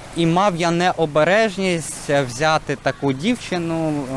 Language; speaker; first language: Ukrainian; native; Ukrainian